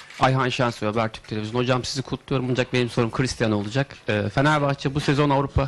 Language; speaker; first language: Turkish; native; Turkish